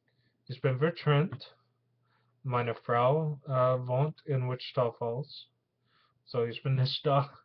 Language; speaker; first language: German; non-native, learner; English